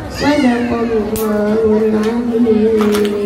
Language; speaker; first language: Arabic; non-native, learner; Indonesian